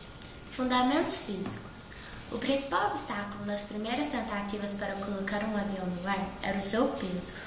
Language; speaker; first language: Portuguese; native; Portuguese